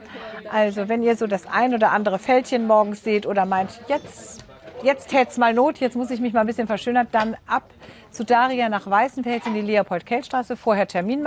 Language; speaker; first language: German; native; German